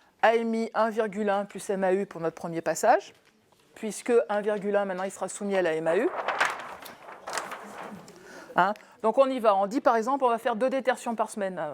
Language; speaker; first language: French; native; French